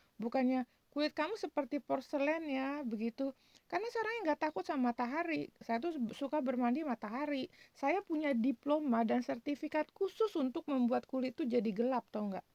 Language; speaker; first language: Indonesian; native; Indonesian